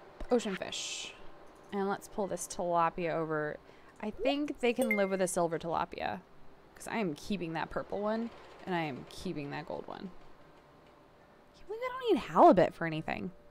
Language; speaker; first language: English; native; English